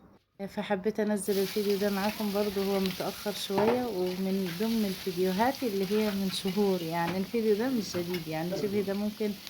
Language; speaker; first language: Arabic; native; Arabic